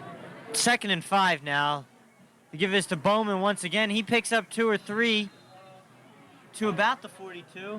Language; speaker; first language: English; native; English